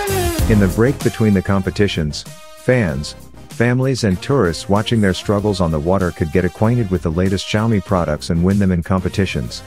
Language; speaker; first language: English; non-native, fluent; Polish